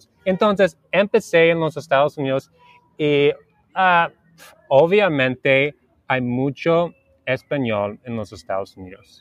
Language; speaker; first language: Spanish; non-native, learner; English